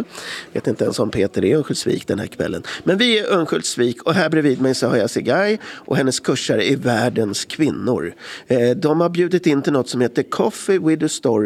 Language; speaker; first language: Swedish; native; Swedish